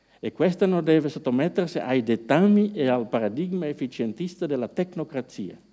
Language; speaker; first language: Italian; non-native, fluent; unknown